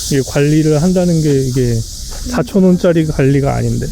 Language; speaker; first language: Korean; native; Korean